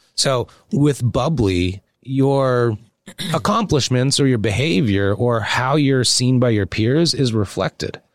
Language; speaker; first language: English; native; English